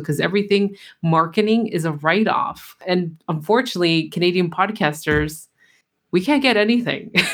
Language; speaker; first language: English; early bilingual, other home language; Spanish